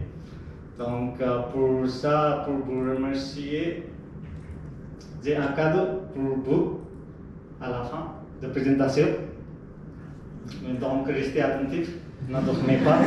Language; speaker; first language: French; non-native, fluent; Nepali